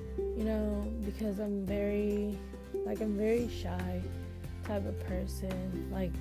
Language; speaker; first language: English; non-native, local second language; Filipino